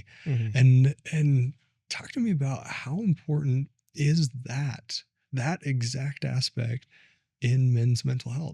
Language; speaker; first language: English; native; English